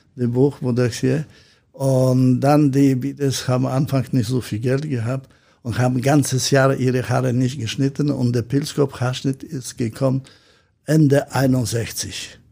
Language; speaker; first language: German; non-native, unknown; Polish